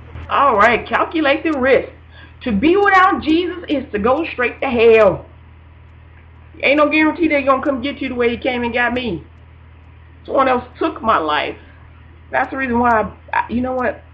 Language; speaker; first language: English; native; English